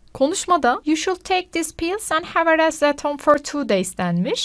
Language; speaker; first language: English; non-native, fluent; Turkish